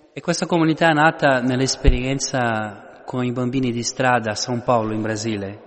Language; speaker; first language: Italian; non-native, fluent; Portuguese